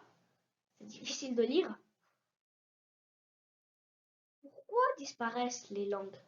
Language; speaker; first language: French; early bilingual, heritage; French